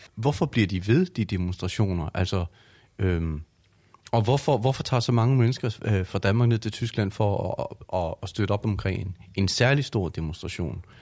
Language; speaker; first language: Danish; native; Danish